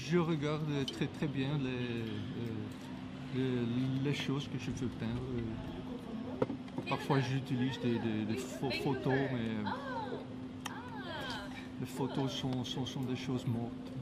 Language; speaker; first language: French; non-native, fluent; Dutch